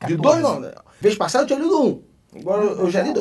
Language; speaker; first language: Portuguese; native; Portuguese